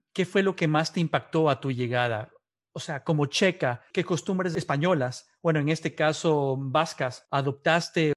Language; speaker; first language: Spanish; native; Spanish